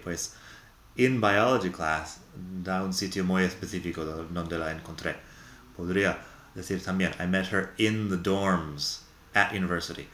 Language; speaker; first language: Spanish; non-native, fluent; English